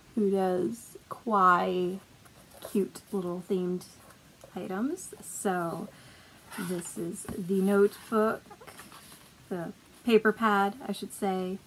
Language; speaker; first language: English; native; English